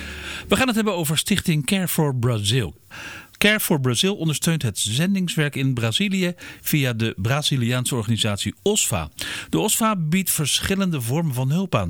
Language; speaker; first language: Dutch; native; Dutch